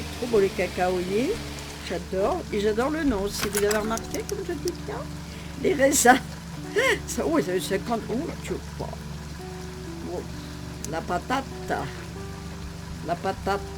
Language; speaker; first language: French; native; French